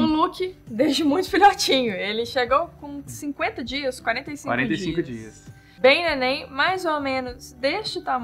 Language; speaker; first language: Portuguese; native; Portuguese